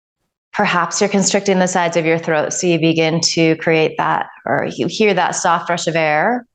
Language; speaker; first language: English; native; English